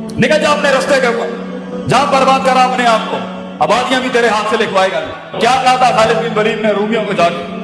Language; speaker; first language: Urdu; non-native, local second language; Punjabi